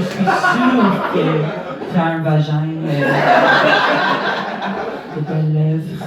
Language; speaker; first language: French; non-native, learner; English